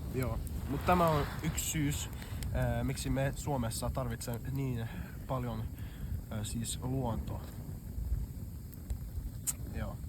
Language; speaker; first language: Finnish; non-native, local second language; Swedish